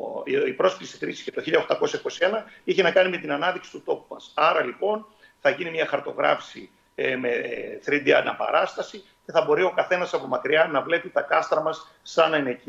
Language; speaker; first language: Greek; native; Greek